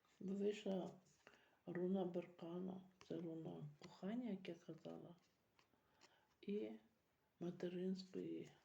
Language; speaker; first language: Ukrainian; native; Ukrainian